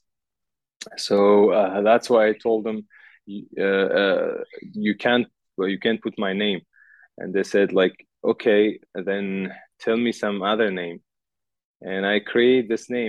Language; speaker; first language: English; non-native, learner; Uzbek